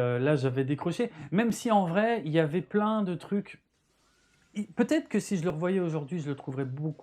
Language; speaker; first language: French; native; French